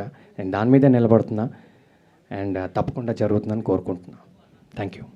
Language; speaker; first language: Telugu; native; Telugu